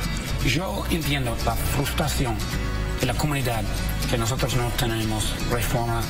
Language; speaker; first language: Spanish; non-native, learner; English